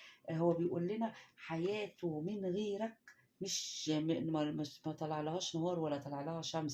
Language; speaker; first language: Arabic; native; Arabic